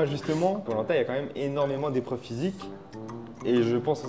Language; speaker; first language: French; native; French